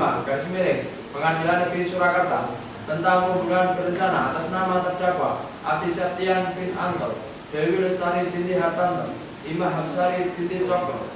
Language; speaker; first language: Indonesian; native; Indonesian